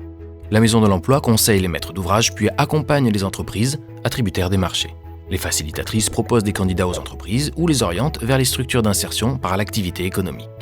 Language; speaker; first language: French; native; French